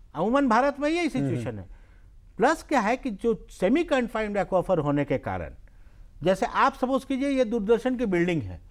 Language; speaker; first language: Hindi; native; Hindi